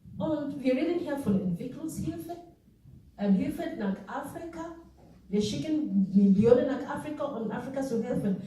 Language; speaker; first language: German; non-native, fluent; Igbo